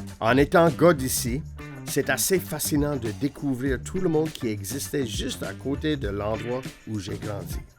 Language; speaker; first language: French; non-native, local second language; English